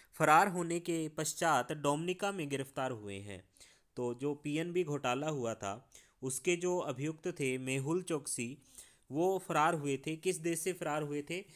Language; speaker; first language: Hindi; non-native, local second language; Punjabi